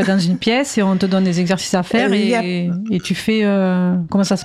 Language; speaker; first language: French; native; French